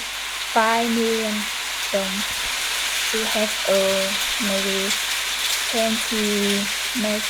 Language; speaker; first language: English; non-native, learner; Vietnamese